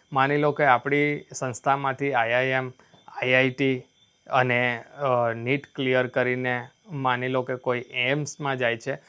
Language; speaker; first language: Gujarati; non-native, local second language; Gamit